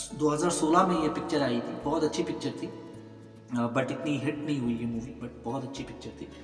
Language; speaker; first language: Hindi; non-native, local second language; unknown